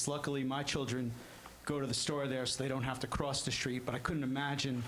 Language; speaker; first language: English; native; English